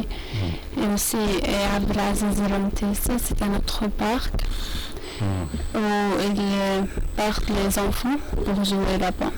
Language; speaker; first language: French; non-native, learner; Arabic